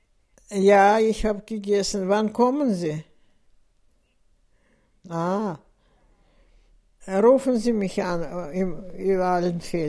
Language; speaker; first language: German; non-native, fluent; Russian